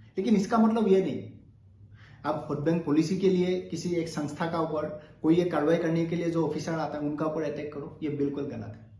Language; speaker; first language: Hindi; non-native, local second language; Assamese